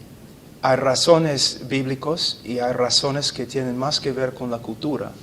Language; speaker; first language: Spanish; non-native, fluent; English